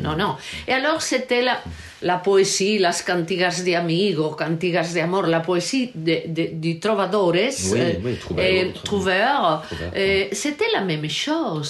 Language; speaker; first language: French; non-native, learner; Galician